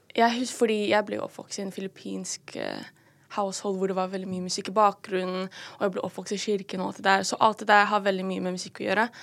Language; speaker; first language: Norwegian; early bilingual, other home language; Filipino